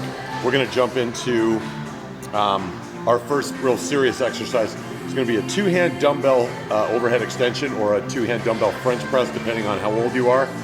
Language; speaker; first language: English; native; English